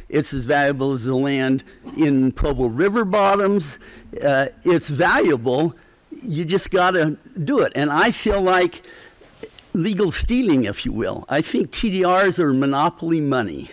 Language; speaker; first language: English; native; English